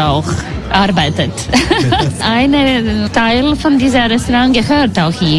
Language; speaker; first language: German; non-native, learner; Latvian